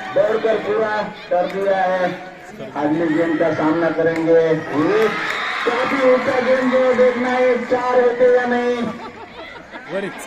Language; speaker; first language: Hindi; non-native, local second language; Marathi